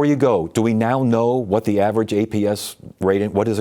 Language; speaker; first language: English; native; English